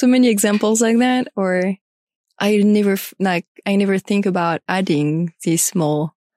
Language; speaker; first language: English; non-native, fluent; French